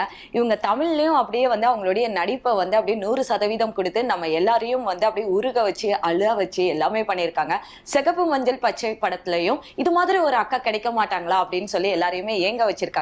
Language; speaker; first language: Tamil; native; Tamil